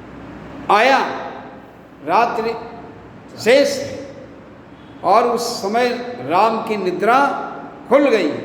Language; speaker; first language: Hindi; native; Hindi